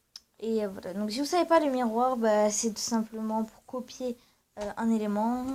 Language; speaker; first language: French; native; French